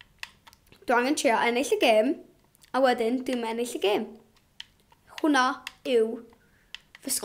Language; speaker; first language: Welsh; non-native, local second language; English